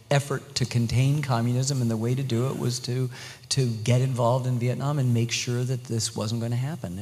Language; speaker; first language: English; native; English